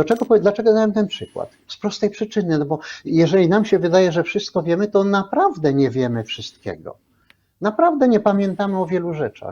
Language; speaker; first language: Polish; native; Polish